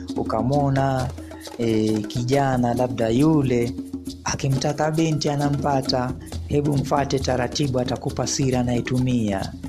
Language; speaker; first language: Swahili; non-native, local second language; Luyia